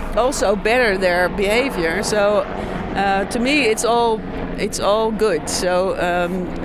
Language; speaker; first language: English; non-native, fluent; Dutch